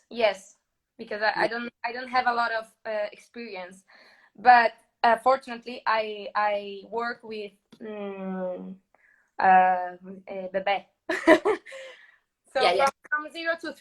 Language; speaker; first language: English; non-native, learner; Spanish